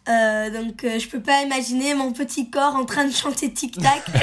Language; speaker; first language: French; early bilingual, heritage; French